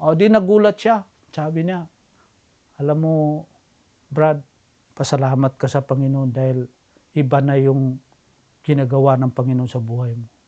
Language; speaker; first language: Filipino; non-native, local second language; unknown